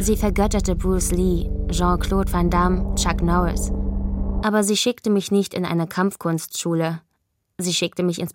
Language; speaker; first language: German; native; German